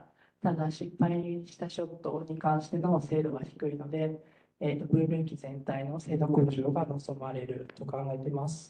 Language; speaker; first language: Japanese; native; Japanese